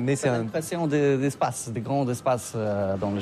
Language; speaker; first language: French; non-native, fluent; Polish